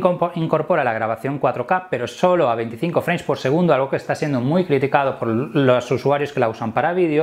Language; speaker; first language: Spanish; native; Spanish